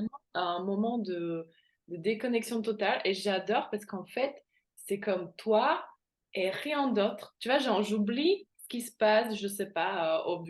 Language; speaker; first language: French; non-native, fluent; Slovak